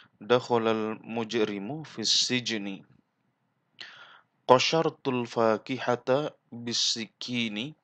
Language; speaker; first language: Arabic; non-native, fluent; Malay